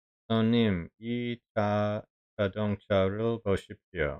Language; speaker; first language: Korean; non-native, learner; English